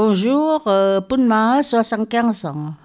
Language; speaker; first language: French; non-native, learner; Lao